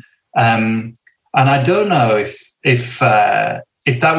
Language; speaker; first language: English; native; English